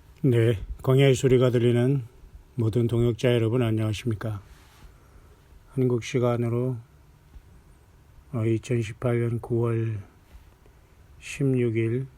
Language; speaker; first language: Korean; native; Korean